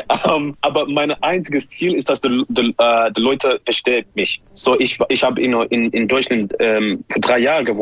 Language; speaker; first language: German; non-native, learner; English